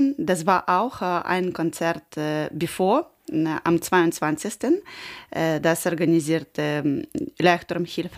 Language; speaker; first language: German; non-native, learner; Ukrainian